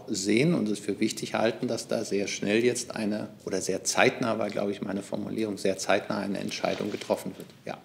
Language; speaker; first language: German; native; German